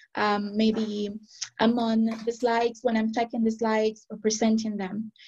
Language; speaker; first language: English; non-native, fluent; Spanish